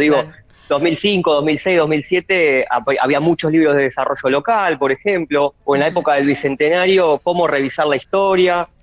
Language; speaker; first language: Spanish; native; Spanish